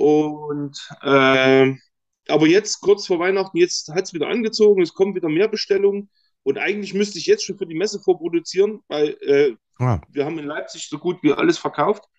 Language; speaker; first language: German; native; German